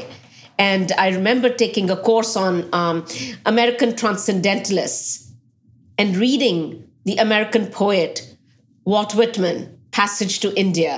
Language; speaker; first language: English; non-native, local second language; Punjabi